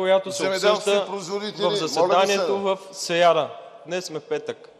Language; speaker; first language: Bulgarian; native; Bulgarian